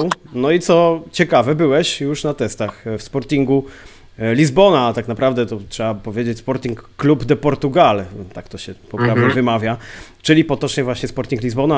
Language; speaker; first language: Polish; native; Polish